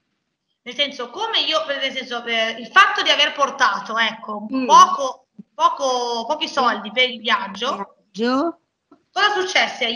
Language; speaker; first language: Italian; native; Italian